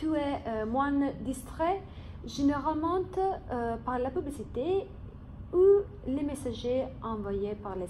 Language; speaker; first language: French; non-native, fluent; English